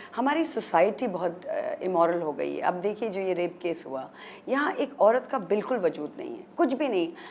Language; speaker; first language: Hindi; non-native, local second language; Kashmiri